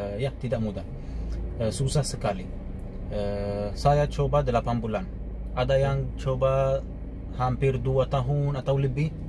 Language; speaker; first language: Indonesian; non-native, learner; Arabic